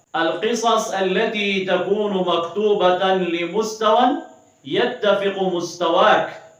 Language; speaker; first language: Arabic; non-native, fluent; Urdu